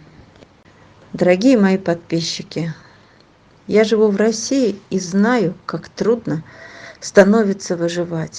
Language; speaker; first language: Russian; native; Russian